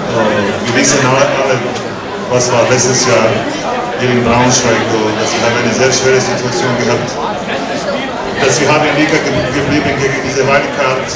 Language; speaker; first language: German; non-native, learner; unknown